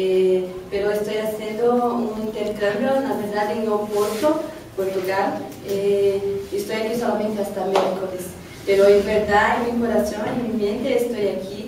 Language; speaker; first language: Spanish; non-native, learner; Portuguese